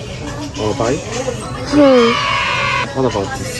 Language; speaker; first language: English; non-native, learner; Korean